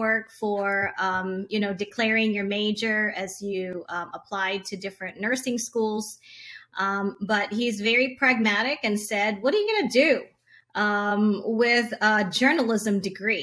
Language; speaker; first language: English; non-native, local second language; Hiligaynon